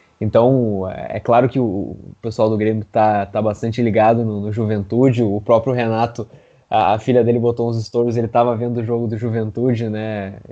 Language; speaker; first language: Portuguese; native; Portuguese